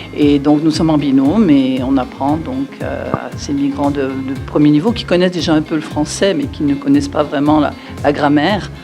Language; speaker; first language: French; native; French